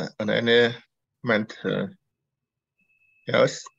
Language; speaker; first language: English; non-native, learner; Chinese